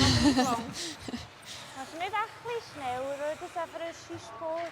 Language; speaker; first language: German; native; German